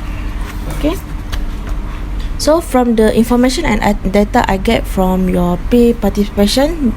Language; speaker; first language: English; non-native, local second language; Malay